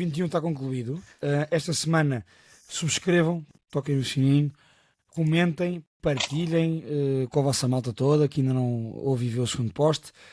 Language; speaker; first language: Portuguese; native; Portuguese